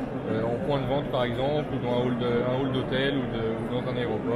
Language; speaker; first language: French; native; French